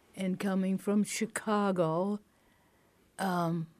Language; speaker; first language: English; native; English